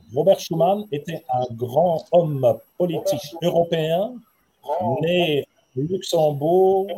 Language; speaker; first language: French; non-native, fluent; German